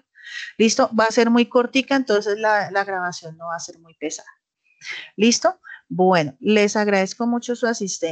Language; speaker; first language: Spanish; native; Spanish